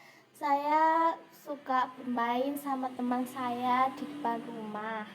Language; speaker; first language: Indonesian; non-native, local second language; Javanese